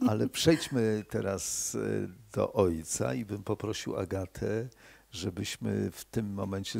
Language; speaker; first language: Polish; native; Polish